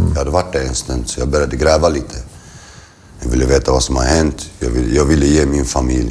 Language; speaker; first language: Swedish; early bilingual, other home language; Kurdish